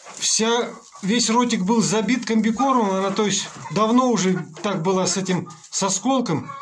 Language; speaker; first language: Russian; native; Russian